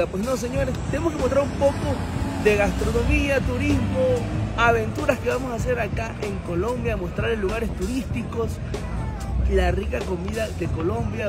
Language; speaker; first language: Spanish; native; Spanish